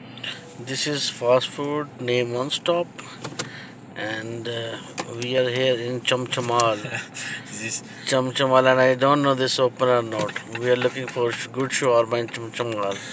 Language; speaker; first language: English; non-native, fluent; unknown